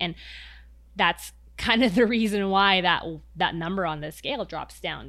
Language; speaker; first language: English; non-native, local second language; Filipino